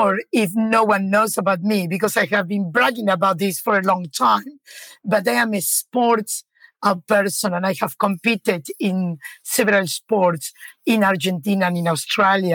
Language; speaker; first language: English; non-native, fluent; Spanish